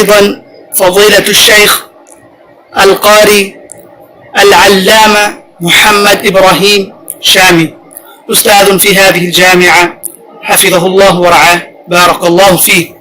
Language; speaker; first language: Arabic; non-native, fluent; Urdu